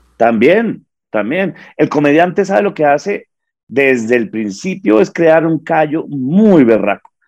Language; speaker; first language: Spanish; native; Spanish